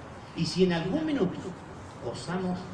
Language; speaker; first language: Spanish; native; Spanish